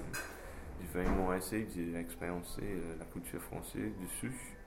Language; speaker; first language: French; non-native, fluent; English